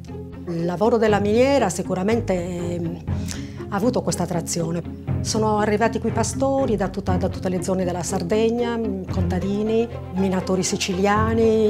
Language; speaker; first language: Italian; native; Italian